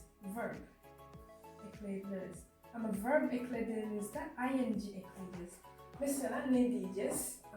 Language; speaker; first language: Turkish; non-native, fluent; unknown